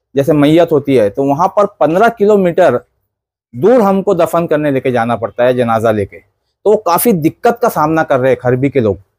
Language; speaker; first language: Hindi; native; Hindi